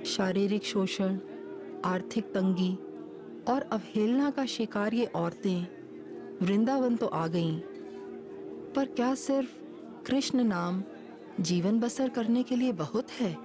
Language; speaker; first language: Hindi; native; Hindi